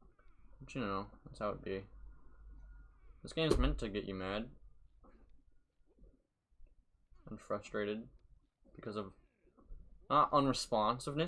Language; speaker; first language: English; native; English